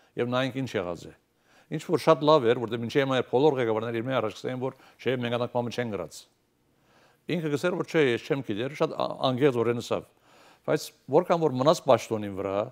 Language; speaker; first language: Armenian; early bilingual, heritage; Armenian